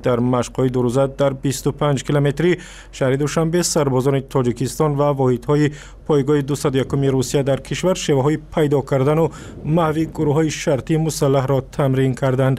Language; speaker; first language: Persian; native; Persian